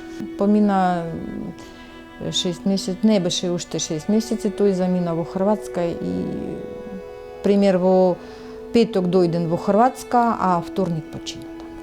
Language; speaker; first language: Macedonian; non-native, learner; Russian